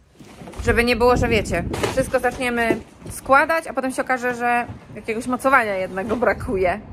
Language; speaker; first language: Polish; native; Polish